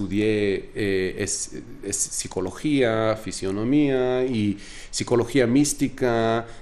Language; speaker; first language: Spanish; non-native, fluent; Arabic